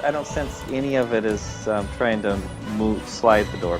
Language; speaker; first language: English; native; English